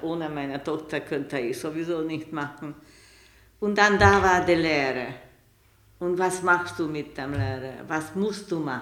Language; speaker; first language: German; non-native, learner; Hungarian